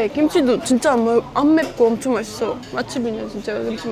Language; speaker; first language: Korean; non-native, fluent; Estonian